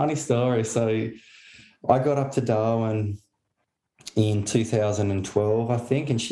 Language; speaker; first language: English; native; English